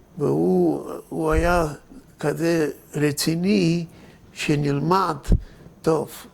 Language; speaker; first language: Hebrew; non-native, fluent; Yiddish